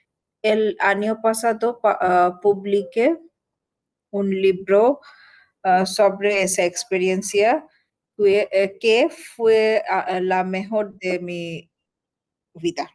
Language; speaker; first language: Spanish; non-native, learner; Bangla